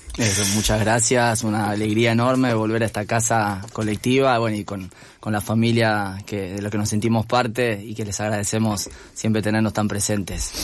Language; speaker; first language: Spanish; native; Spanish